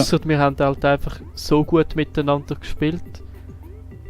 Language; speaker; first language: German; native; German